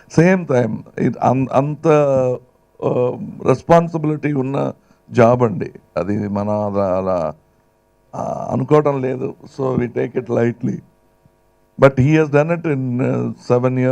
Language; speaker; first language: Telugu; non-native, local second language; Tamil